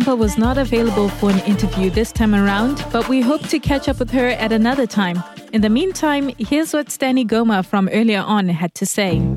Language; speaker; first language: English; non-native, local second language; Shona